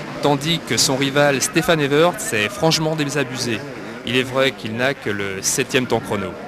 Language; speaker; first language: French; native; French